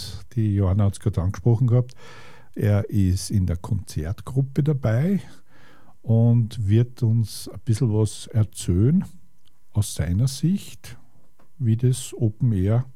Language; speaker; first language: German; native; German